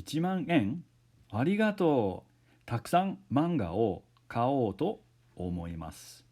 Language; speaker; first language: Japanese; non-native, fluent; English